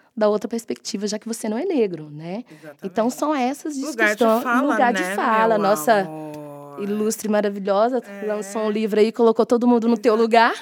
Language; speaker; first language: Portuguese; native; Portuguese